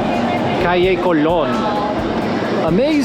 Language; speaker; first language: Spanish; non-native, learner; English